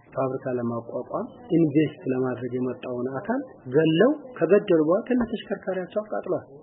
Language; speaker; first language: Amharic; non-native, local second language; Oromo